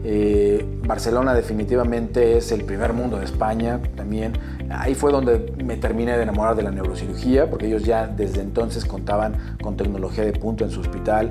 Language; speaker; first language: Spanish; native; Spanish